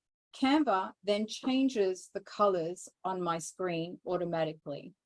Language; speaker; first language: English; native; English